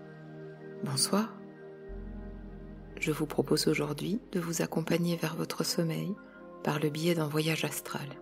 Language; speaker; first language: French; native; French